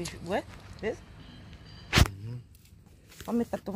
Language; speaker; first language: Spanish; non-native, learner; Haitian Creole